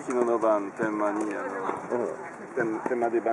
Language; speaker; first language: Japanese; non-native, learner; French